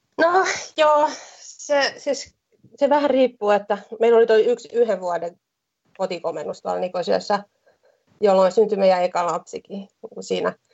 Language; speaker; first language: Finnish; native; Finnish